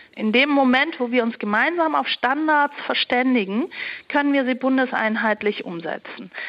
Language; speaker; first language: German; early bilingual, other home language; Turkish